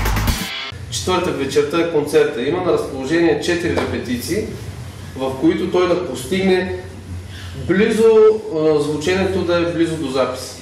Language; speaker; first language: Bulgarian; native; Bulgarian